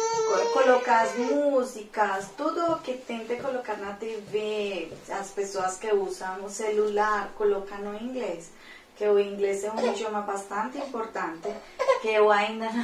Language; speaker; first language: Portuguese; non-native, fluent; Spanish